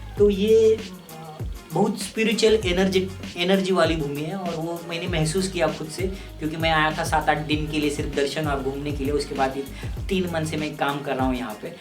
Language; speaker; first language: Hindi; non-native, local second language; Marathi